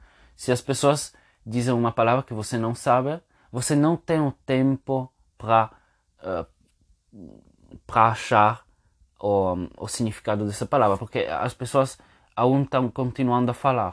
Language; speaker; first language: Portuguese; non-native, fluent; Spanish